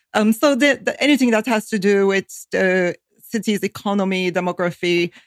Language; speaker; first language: English; non-native, fluent; Turkish